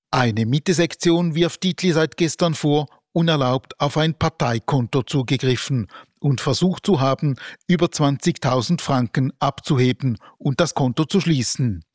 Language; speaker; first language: German; native; German